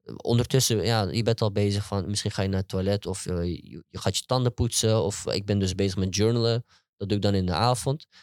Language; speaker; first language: Dutch; early bilingual, heritage; Turkish